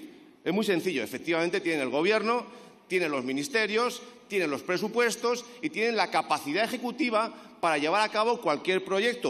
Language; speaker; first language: Spanish; native; Spanish